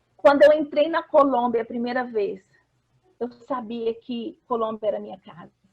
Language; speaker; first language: Portuguese; native; Portuguese